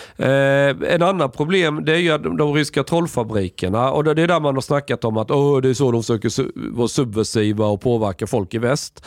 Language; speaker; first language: Swedish; native; Swedish